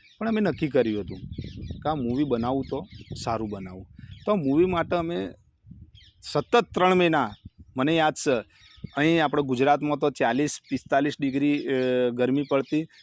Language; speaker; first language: Gujarati; native; Gujarati